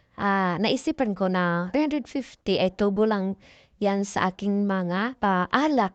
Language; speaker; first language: Filipino; non-native, local second language; Cebuano